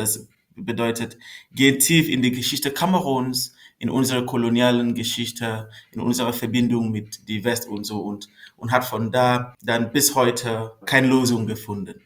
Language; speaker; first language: German; non-native, fluent; Northern Sotho